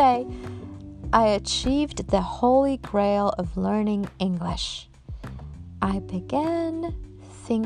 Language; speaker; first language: English; non-native, fluent; Polish